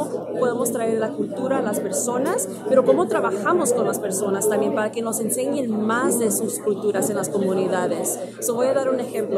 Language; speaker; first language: Spanish; early bilingual, heritage; Spanish